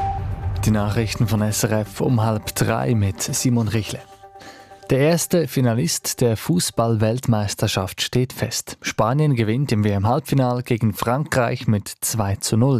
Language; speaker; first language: German; native; German